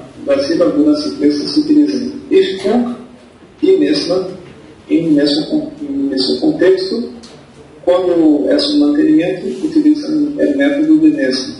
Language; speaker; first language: Spanish; non-native, fluent; Portuguese